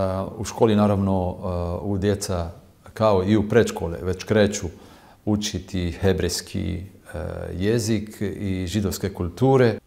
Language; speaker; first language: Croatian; non-native, fluent; Hebrew